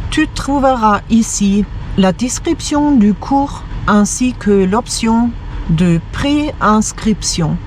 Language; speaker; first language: French; non-native, fluent; German